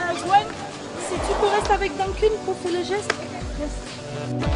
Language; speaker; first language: French; non-native, fluent; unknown